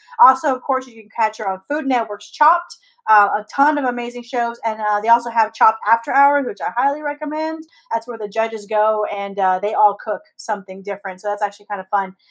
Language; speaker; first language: English; native; English